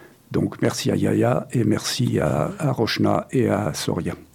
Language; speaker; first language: French; native; French